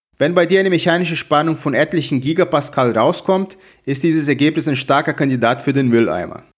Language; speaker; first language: German; non-native, fluent; Portuguese